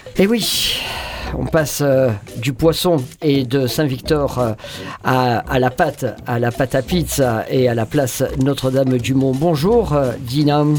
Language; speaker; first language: French; native; French